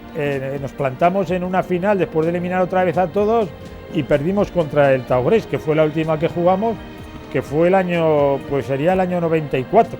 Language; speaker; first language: Spanish; native; Spanish